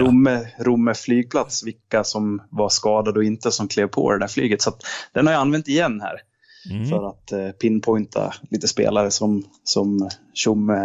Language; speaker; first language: Swedish; native; Swedish